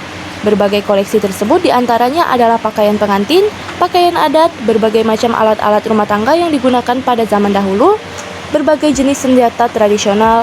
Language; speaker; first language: Indonesian; native; Indonesian